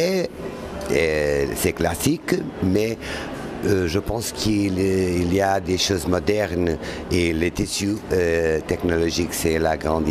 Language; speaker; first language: French; non-native, learner; Portuguese